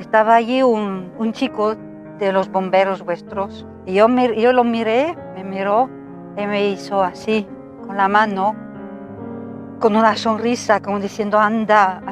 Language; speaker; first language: Spanish; non-native, fluent; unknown